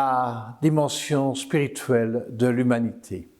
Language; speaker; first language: French; native; French